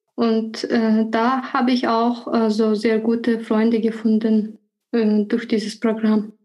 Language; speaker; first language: German; non-native, fluent; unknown